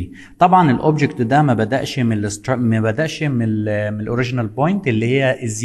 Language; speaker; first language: Arabic; native; Arabic